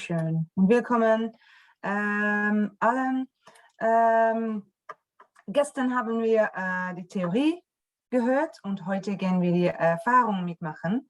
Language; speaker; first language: German; non-native, learner; Dutch